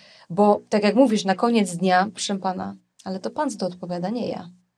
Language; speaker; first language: Polish; native; Polish